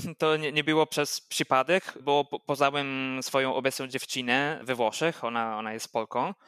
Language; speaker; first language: Polish; non-native, fluent; Italian